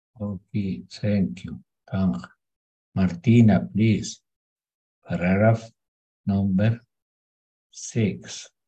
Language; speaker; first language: English; non-native, learner; Spanish